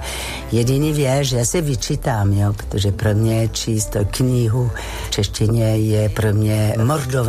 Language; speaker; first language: Czech; non-native, fluent; French